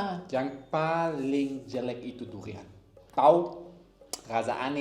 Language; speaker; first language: Indonesian; non-native, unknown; German